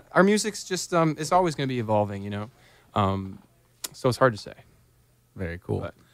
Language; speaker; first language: English; native; English